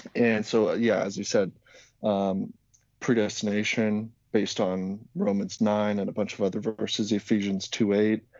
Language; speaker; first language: English; non-native, fluent; Slovak